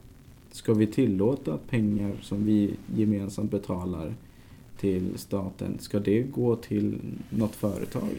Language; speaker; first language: Swedish; native; Swedish